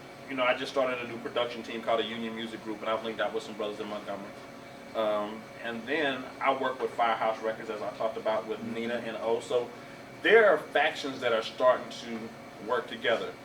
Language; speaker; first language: English; native; English